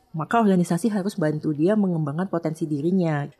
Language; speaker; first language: Indonesian; native; Indonesian